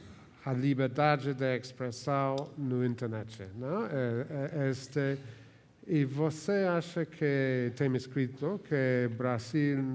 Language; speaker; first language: Portuguese; non-native, fluent; Spanish